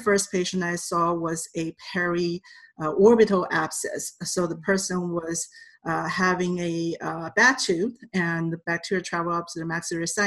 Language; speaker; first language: English; non-native, fluent; Chinese